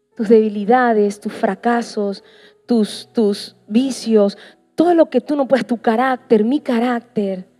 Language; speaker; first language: Spanish; native; Spanish